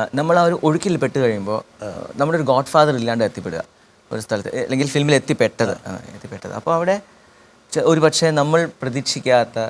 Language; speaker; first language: Malayalam; native; Malayalam